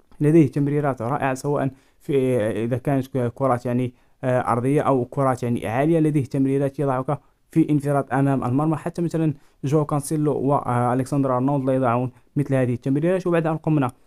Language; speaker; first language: Arabic; native; Arabic